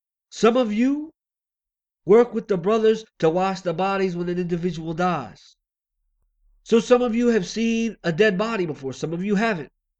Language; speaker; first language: English; native; English